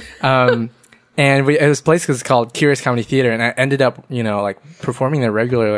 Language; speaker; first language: English; early bilingual, other home language; Vietnamese